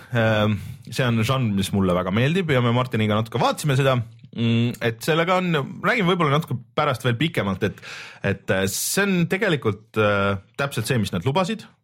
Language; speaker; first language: Estonian; native; Estonian